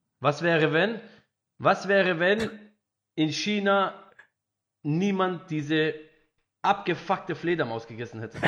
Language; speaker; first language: German; early bilingual, other home language; Arabic